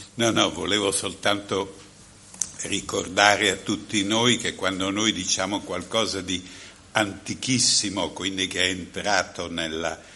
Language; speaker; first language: Italian; native; Italian